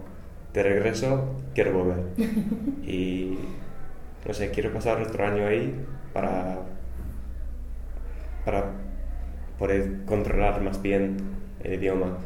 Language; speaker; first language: Spanish; non-native, fluent; English